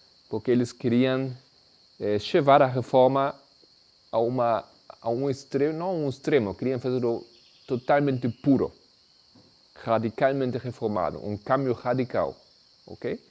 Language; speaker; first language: Portuguese; non-native, fluent; Spanish